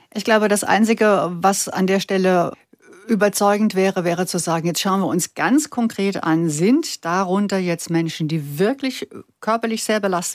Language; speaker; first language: German; native; German